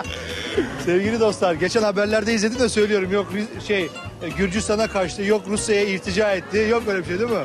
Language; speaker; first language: Turkish; native; Turkish